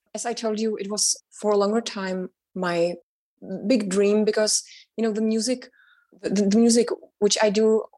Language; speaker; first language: English; non-native, fluent; Czech